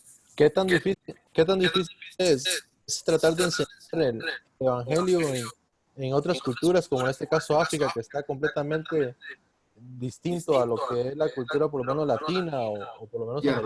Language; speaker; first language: Spanish; native; Spanish